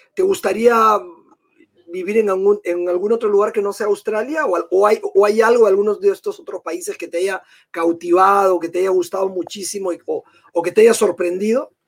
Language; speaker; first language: Spanish; native; Spanish